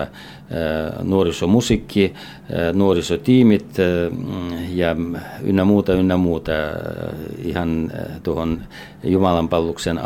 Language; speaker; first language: Finnish; non-native, fluent; Russian